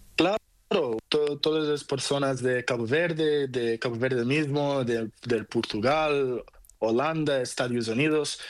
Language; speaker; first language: Spanish; non-native, learner; Portuguese